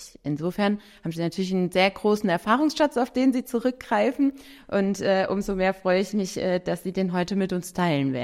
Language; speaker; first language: German; native; German